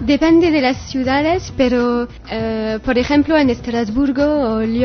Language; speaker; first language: Spanish; non-native, learner; French